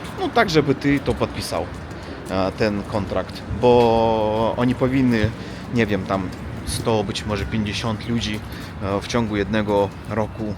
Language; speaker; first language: Polish; non-native, learner; Russian